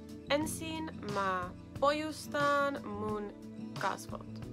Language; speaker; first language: Finnish; non-native, learner; English